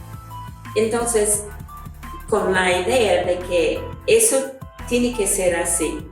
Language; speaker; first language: Spanish; non-native, fluent; English